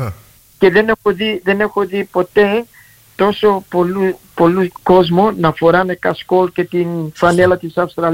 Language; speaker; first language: Greek; early bilingual, heritage; Greek